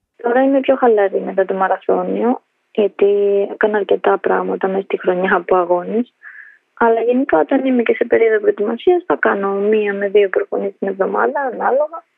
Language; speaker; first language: Greek; early bilingual, other home language; Albanian